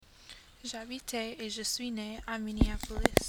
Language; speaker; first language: French; non-native, learner; English